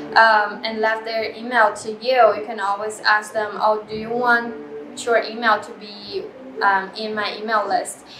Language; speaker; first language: English; non-native, fluent; Chinese